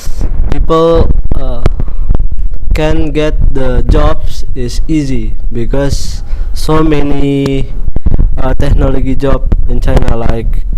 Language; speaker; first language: English; non-native, learner; Indonesian